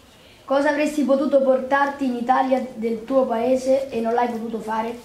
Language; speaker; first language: Italian; native; Italian